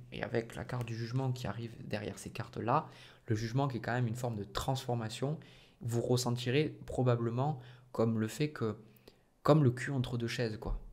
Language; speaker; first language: French; native; French